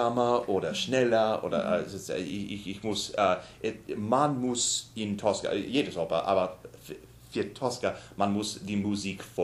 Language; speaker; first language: German; non-native, learner; English